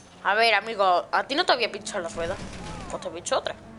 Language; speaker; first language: Spanish; native; Spanish